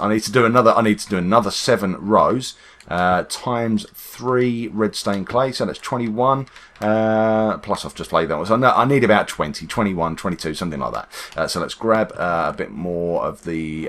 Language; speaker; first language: English; native; English